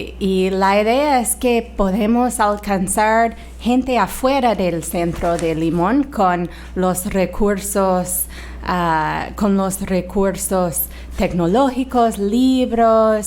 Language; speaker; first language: Spanish; non-native, fluent; English